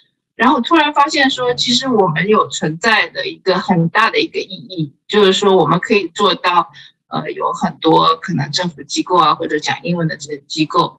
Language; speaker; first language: Chinese; native; Chinese